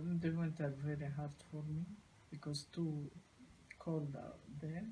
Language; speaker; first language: English; non-native, learner; Arabic